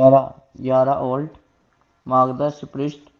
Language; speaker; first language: German; non-native, learner; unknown